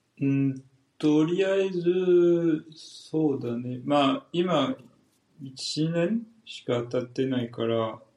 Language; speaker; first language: Japanese; non-native, fluent; French